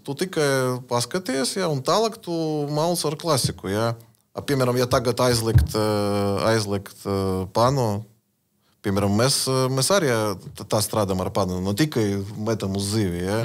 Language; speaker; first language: Latvian; non-native, learner; Russian